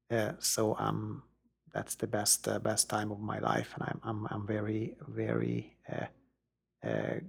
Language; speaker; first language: English; non-native, fluent; Hungarian